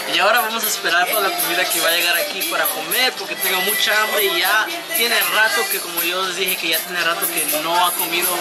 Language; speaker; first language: Spanish; early bilingual, heritage; Spanish